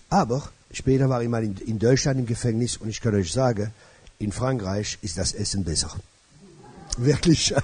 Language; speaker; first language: German; non-native, fluent; French